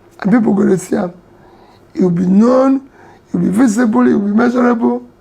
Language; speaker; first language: Nigerian Pidgin; non-native, local second language; Igbo